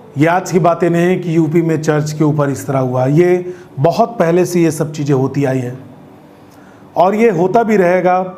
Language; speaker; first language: Hindi; native; Hindi